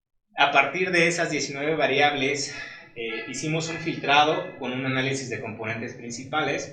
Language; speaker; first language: Spanish; native; Spanish